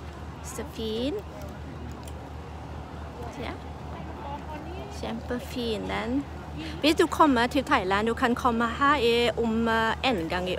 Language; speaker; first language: Norwegian; non-native, learner; Thai